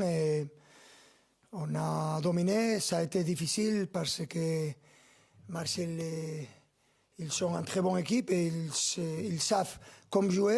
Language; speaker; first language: French; non-native, fluent; Spanish